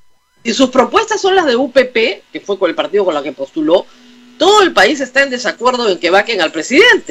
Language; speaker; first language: Spanish; native; Spanish